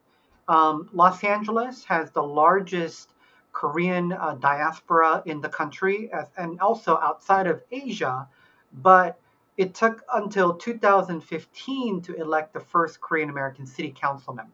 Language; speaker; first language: English; early bilingual, other home language; Korean